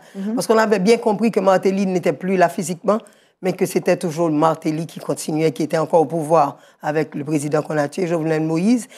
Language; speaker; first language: French; native; French